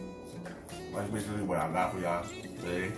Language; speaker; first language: English; native; English